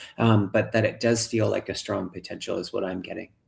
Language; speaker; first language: English; native; English